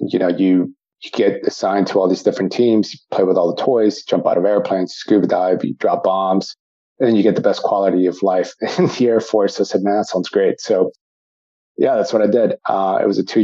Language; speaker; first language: English; native; English